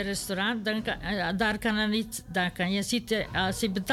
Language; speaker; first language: Dutch; non-native, learner; Serbian